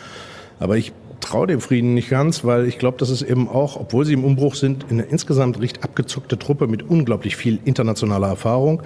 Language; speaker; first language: German; native; German